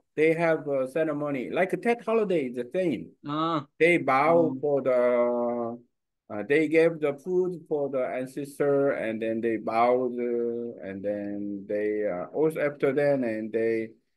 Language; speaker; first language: English; non-native, learner; Korean